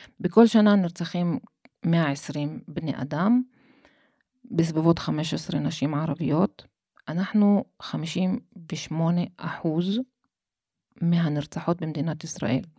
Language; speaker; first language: Hebrew; non-native, local second language; Arabic